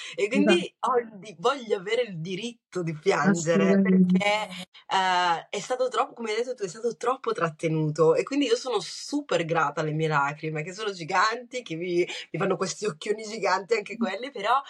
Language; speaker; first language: Italian; early bilingual, other home language; Kinyarwanda